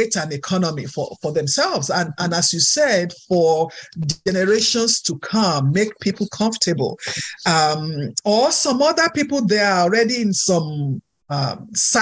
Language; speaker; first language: English; non-native, local second language; Yoruba